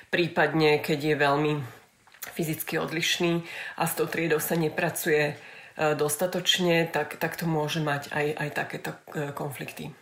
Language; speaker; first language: Slovak; native; Slovak